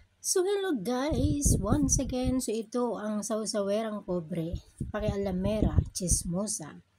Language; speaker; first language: Filipino; native; Filipino